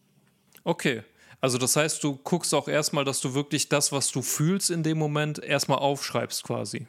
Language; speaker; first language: German; native; German